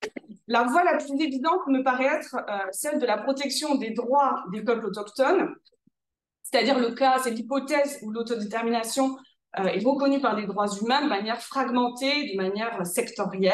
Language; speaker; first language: French; native; French